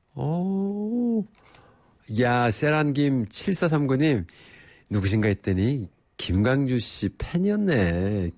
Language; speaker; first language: Korean; native; Korean